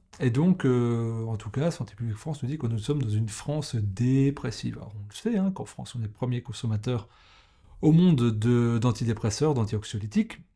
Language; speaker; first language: French; native; French